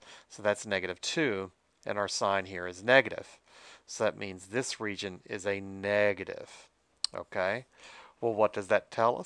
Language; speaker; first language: English; native; English